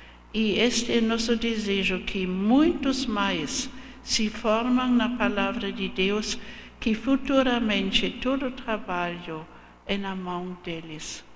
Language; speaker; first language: Portuguese; non-native, fluent; German